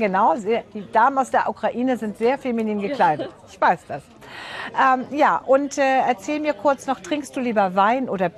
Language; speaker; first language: German; native; German